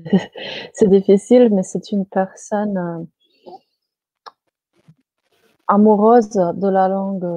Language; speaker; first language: French; non-native, fluent; Slovenian